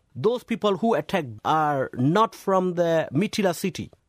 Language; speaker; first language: English; non-native, fluent; Burmese